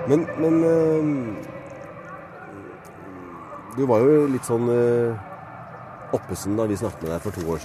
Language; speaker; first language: Norwegian; native; Norwegian